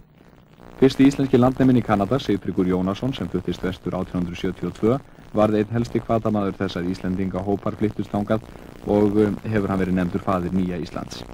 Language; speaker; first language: Icelandic; native; Icelandic